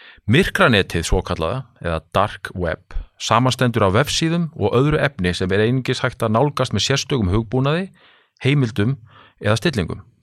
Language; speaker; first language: Icelandic; native; Icelandic